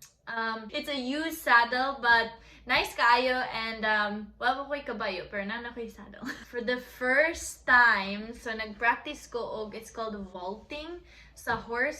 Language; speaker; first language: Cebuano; non-native, local second language; English